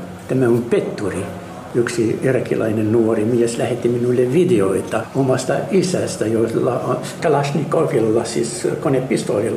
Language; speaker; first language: Finnish; non-native, fluent; Arabic